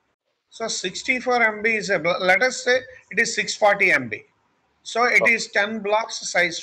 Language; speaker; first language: English; non-native, local second language; Telugu